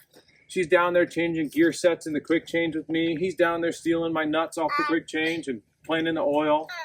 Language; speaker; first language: English; native; English